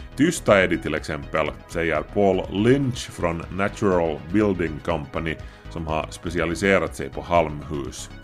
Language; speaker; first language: Swedish; native; Swedish